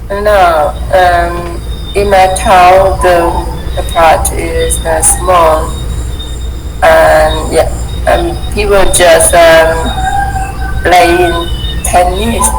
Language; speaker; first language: English; non-native, learner; Vietnamese